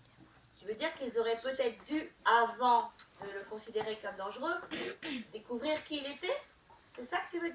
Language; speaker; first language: French; native; French